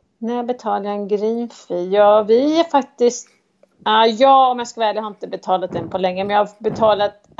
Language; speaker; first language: Swedish; native; Swedish